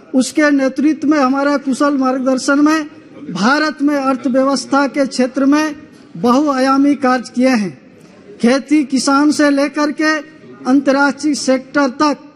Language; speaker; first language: Hindi; native; Hindi